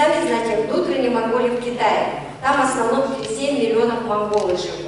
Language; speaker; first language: Russian; non-native, fluent; Mongolian